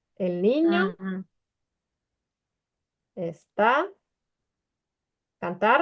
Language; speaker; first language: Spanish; non-native, fluent; Ukrainian